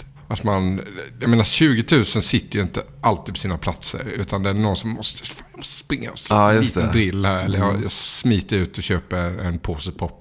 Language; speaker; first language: Swedish; native; Swedish